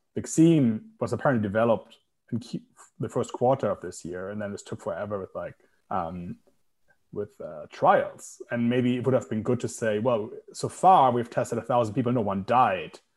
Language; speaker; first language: English; non-native, fluent; German